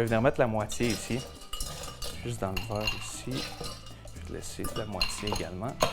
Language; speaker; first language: French; native; French